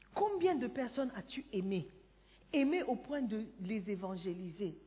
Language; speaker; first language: French; non-native, fluent; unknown